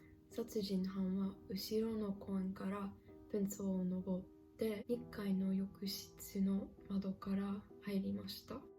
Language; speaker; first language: Japanese; non-native, learner; English